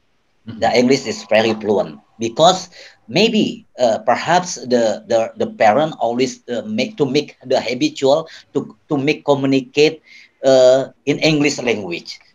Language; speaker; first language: English; non-native, learner; Indonesian